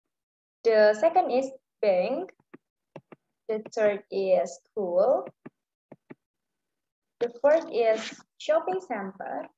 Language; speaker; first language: English; non-native, learner; Indonesian